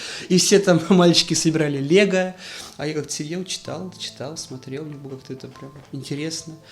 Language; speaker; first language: Russian; native; Russian